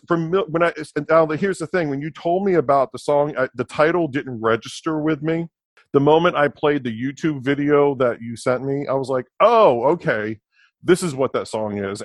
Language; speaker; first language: English; native; English